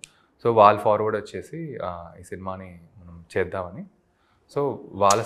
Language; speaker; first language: Telugu; native; Telugu